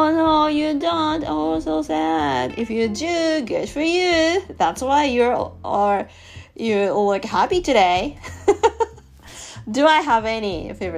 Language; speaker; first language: English; non-native, learner; Japanese